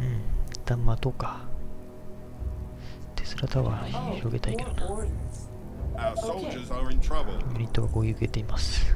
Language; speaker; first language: Japanese; native; Japanese